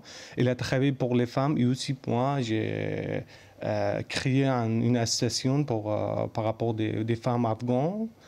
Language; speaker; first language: French; non-native, learner; Persian